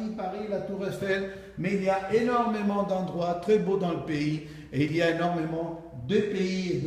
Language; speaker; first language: French; non-native, fluent; Spanish